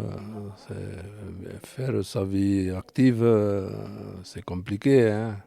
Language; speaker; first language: French; native; French